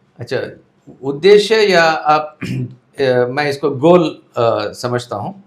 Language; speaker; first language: Hindi; non-native, local second language; Tamil